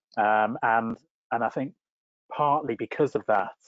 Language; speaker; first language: English; native; English